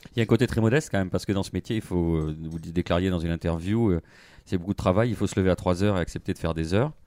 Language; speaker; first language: French; native; French